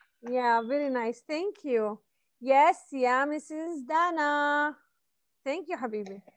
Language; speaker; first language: English; non-native, fluent; Arabic